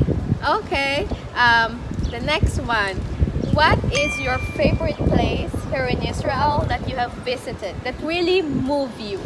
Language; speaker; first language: English; non-native, fluent; Filipino